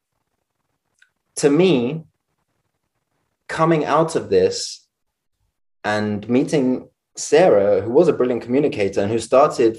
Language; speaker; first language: English; native; English